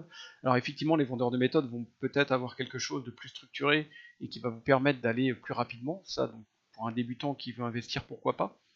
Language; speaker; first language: French; native; French